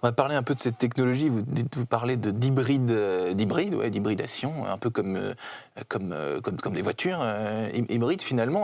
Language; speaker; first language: French; native; French